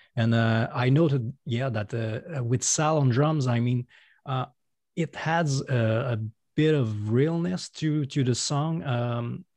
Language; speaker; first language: English; non-native, fluent; French